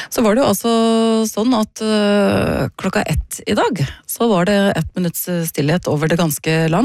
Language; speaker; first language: Norwegian; native; Norwegian